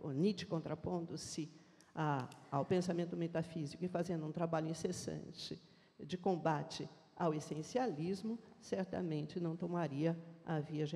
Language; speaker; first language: Portuguese; native; Portuguese